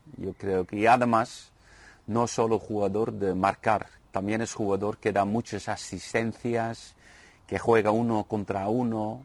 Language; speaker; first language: Spanish; non-native, fluent; Dutch